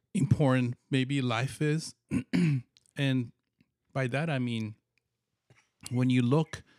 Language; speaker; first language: English; non-native, fluent; Persian